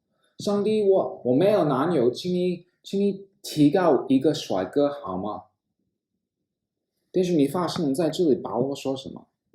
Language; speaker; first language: Chinese; non-native, fluent; English